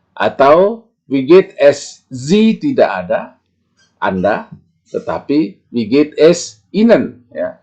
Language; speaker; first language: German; non-native, fluent; Indonesian